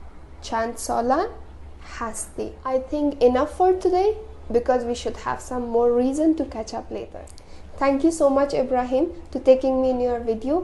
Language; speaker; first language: English; non-native, fluent; Persian